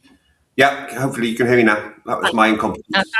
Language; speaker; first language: English; native; English